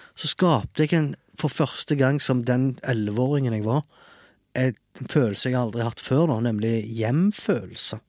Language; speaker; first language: Norwegian; early bilingual, other home language; Arabic